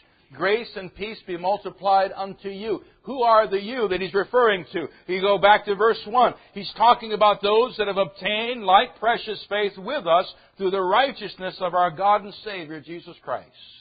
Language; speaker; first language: English; native; English